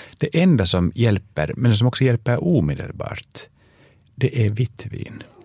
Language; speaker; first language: Swedish; native; Swedish